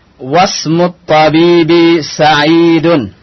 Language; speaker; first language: Arabic; non-native, fluent; Indonesian